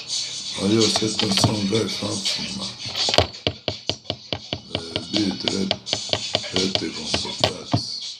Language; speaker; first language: Swedish; non-native, fluent; Spanish